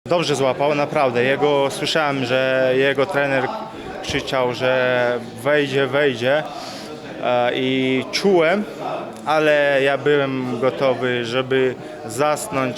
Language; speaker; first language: Polish; non-native, fluent; Chechen